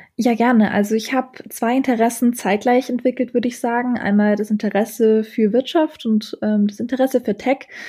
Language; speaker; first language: German; early bilingual, other home language; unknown